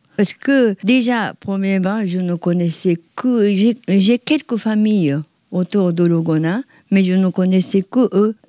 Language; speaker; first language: French; non-native, learner; Japanese